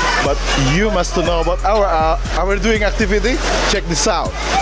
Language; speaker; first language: English; non-native, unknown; Indonesian